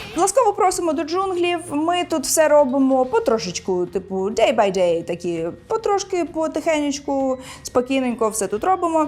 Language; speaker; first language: Ukrainian; non-native, local second language; Russian